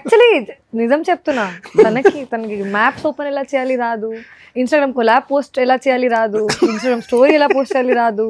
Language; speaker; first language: Telugu; non-native, local second language; Hindi